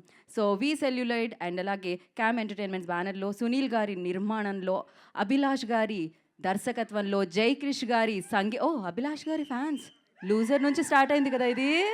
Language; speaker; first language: Telugu; native; Telugu